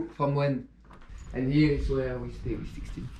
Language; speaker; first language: English; non-native, fluent; Dutch